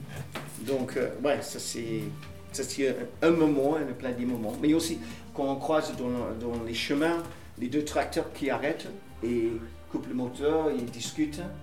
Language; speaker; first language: French; non-native, fluent; English